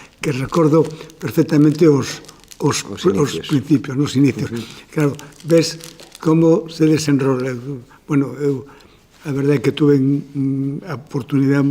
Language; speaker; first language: Galician; non-native, local second language; Spanish